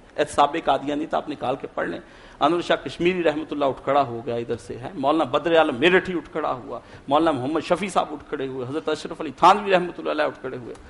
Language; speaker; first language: Urdu; non-native, local second language; Punjabi